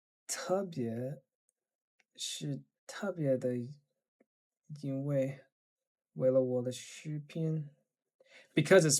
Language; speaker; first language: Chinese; non-native, learner; English